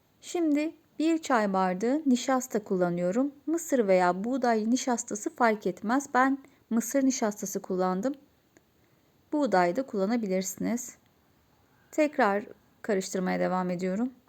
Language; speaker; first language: Turkish; native; Turkish